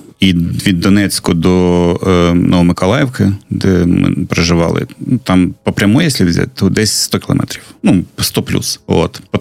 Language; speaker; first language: Ukrainian; non-native, local second language; Russian